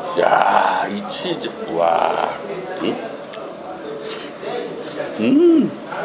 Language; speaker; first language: Korean; native; Korean